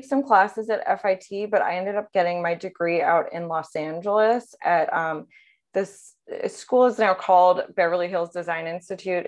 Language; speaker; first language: English; native; English